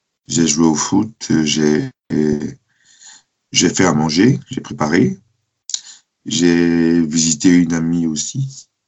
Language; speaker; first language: French; non-native, fluent; German